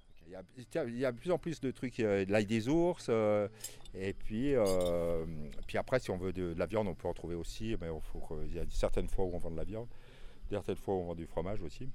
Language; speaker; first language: French; native; French